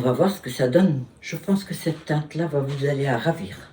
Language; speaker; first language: French; native; French